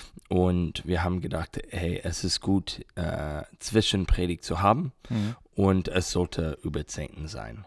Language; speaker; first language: German; non-native, learner; English